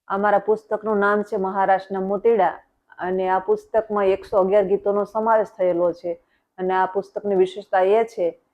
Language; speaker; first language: Gujarati; native; Gujarati